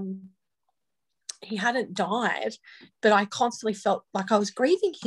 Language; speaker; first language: English; native; English